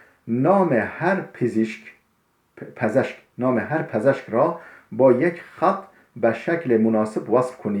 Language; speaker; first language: Persian; non-native, fluent; Turkish